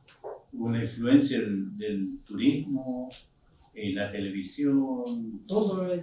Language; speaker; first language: Spanish; non-native, local second language; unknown